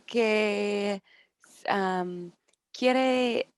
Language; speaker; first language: Spanish; non-native, learner; English